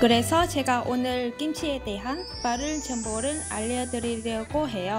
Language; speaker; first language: Korean; non-native, fluent; Vietnamese